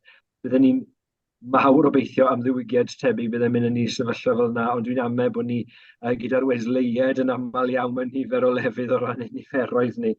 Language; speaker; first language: Welsh; native; Welsh